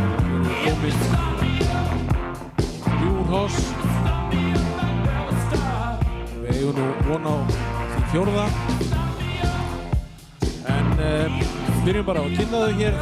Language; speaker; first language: Icelandic; native; Icelandic